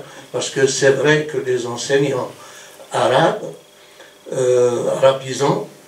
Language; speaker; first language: French; non-native, local second language; Kabyle